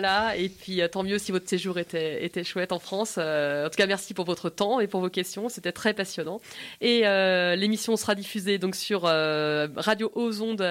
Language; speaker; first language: French; native; French